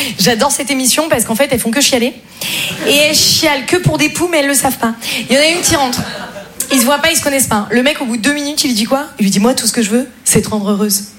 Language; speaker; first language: French; native; French